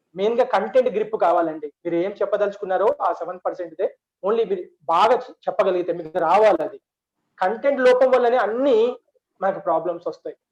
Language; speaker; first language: Telugu; non-native, local second language; Urdu